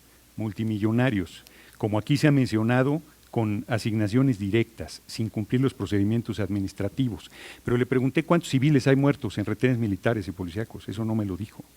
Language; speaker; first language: Spanish; native; Spanish